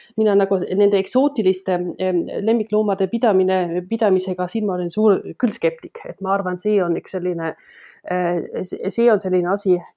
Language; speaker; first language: Estonian; non-native, fluent; German